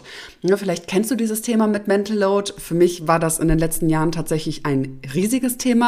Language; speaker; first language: German; native; German